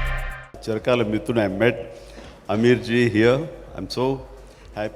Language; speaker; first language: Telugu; native; Telugu